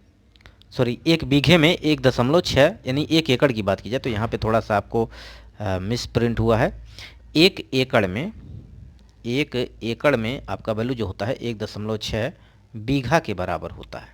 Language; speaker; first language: Hindi; native; Hindi